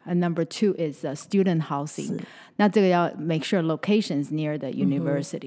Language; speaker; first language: English; non-native, fluent; Chinese